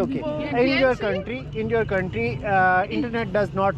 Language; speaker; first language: English; non-native, learner; Urdu